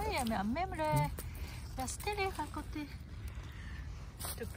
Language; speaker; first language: French; non-native, fluent; Japanese